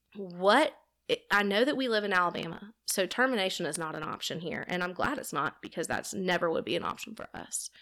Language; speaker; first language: English; native; English